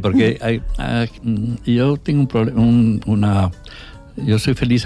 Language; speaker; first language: Catalan; non-native, learner; Portuguese